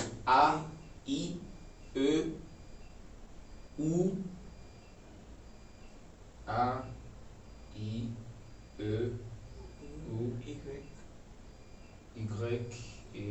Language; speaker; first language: French; non-native, fluent; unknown